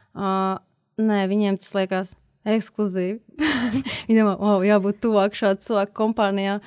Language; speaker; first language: Latvian; native; Latvian